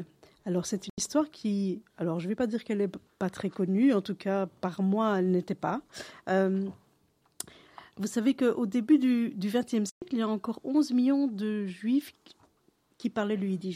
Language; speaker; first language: French; native; French